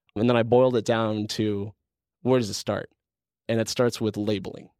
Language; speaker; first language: English; native; English